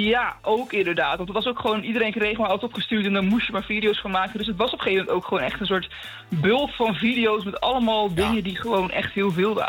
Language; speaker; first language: Dutch; native; Dutch